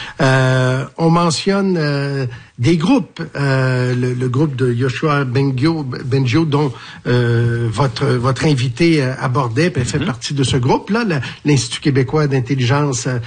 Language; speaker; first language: French; native; French